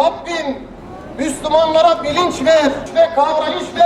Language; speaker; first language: Turkish; native; Turkish